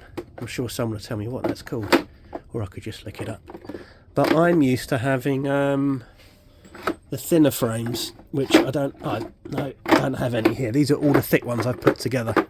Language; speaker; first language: English; native; English